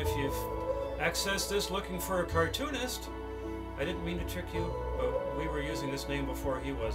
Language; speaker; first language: English; native; English